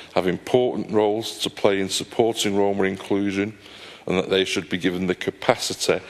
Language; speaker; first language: English; native; English